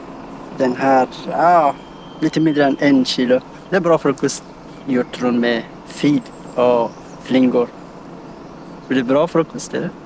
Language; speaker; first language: Swedish; non-native, learner; Persian